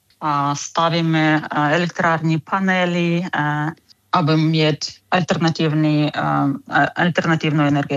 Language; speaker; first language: Czech; non-native, fluent; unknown